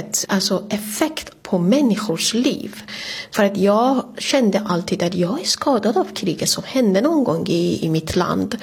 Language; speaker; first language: Swedish; non-native, fluent; Persian